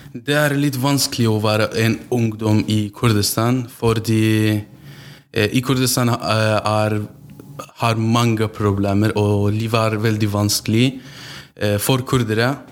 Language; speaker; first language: Norwegian; non-native, learner; Central Kurdish